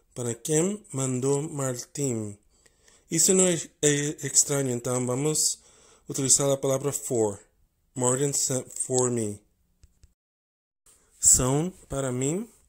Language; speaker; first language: Portuguese; non-native, learner; English